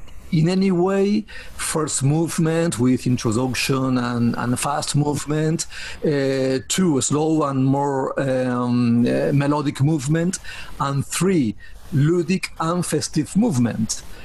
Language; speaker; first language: English; non-native, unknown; Spanish